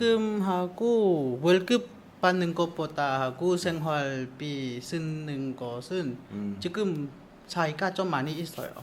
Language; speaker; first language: Korean; non-native, learner; Lao